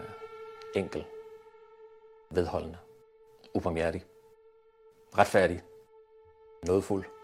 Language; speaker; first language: Danish; native; Danish